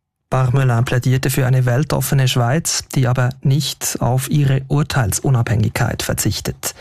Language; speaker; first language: German; native; German